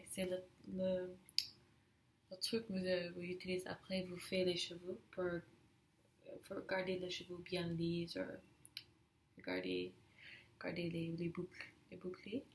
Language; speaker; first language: French; non-native, learner; English